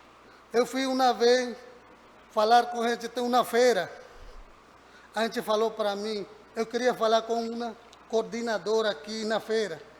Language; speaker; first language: Portuguese; non-native, learner; Spanish